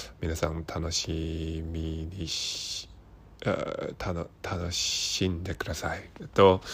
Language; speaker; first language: Japanese; non-native, learner; Cantonese